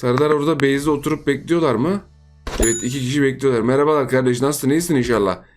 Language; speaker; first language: Turkish; native; Turkish